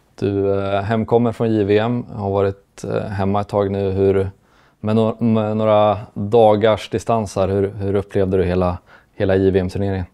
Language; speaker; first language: Swedish; native; Swedish